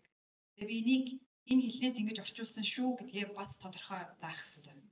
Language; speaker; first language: Mongolian; native; Mongolian